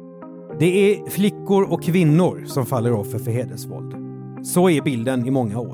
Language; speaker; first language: Swedish; native; Swedish